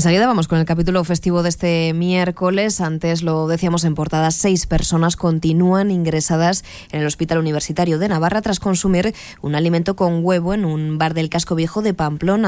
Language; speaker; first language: Spanish; native; Spanish